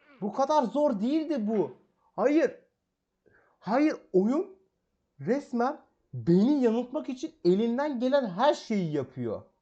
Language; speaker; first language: Turkish; native; Turkish